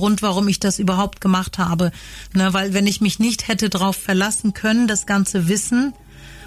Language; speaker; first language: German; native; German